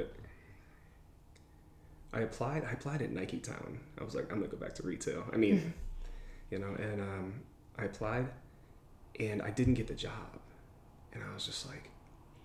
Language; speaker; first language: English; native; English